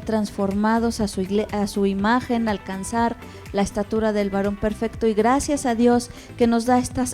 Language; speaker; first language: Spanish; native; Spanish